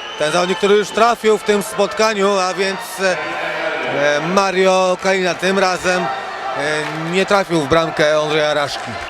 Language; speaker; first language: Polish; native; Polish